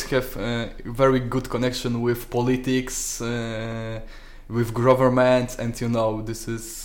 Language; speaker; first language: English; non-native, learner; Polish